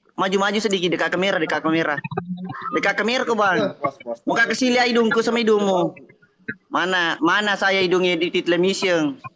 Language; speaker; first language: Indonesian; non-native, local second language; Buginese